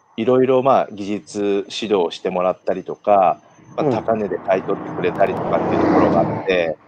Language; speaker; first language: Japanese; native; Japanese